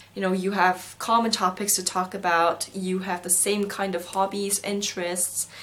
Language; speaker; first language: English; non-native, fluent; Korean